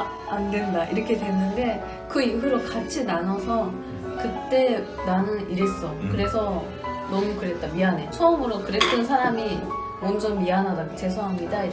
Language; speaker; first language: Korean; non-native, learner; Japanese